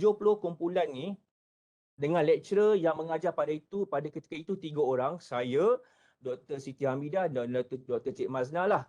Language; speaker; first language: Malay; native; Malay